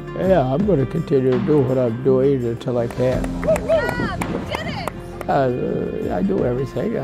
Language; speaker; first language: English; native; English